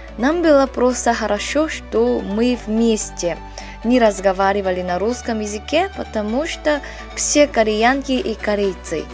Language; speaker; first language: Russian; non-native, fluent; Korean